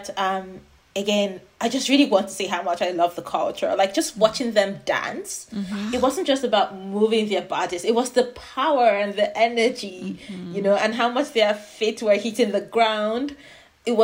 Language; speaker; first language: English; non-native, local second language; Yoruba